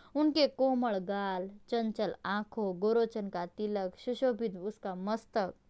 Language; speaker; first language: Hindi; non-native, local second language; Gujarati